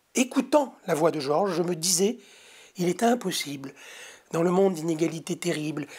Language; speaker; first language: French; native; French